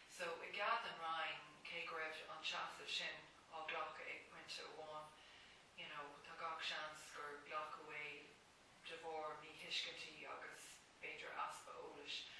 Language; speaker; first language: Irish; non-native, local second language; English